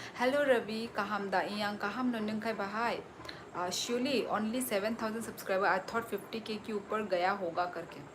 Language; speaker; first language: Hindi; non-native, local second language; Kok Borok